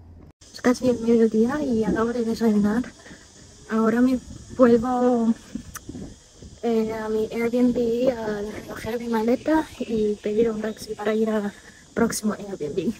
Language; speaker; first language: Spanish; non-native, fluent; Chinese